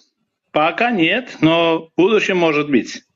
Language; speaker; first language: Russian; non-native, fluent; Armenian